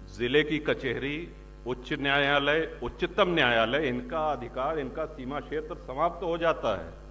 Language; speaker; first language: Hindi; native; Hindi